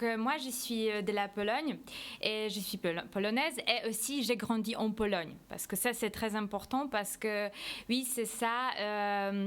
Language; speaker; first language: French; non-native, fluent; Polish